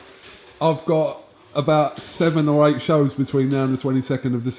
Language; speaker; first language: English; native; English